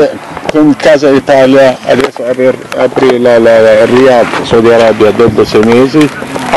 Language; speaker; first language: Italian; non-native, learner; Arabic